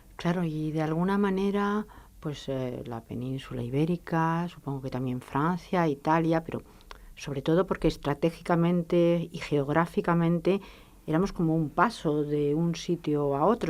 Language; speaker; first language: Spanish; native; Spanish